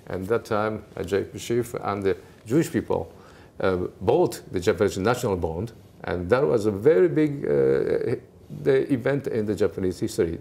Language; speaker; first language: English; non-native, fluent; Japanese